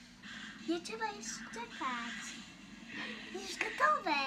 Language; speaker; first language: Polish; early bilingual, other home language; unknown